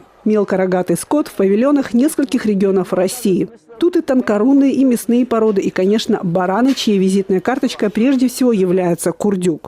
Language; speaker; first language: Russian; native; Russian